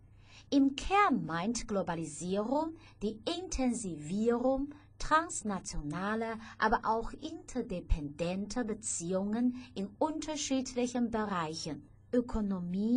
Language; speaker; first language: German; non-native, fluent; Chinese